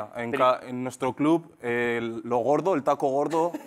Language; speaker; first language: Spanish; native; Spanish